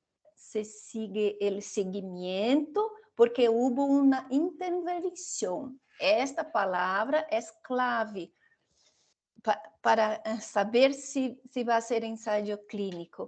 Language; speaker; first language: Spanish; non-native, fluent; Portuguese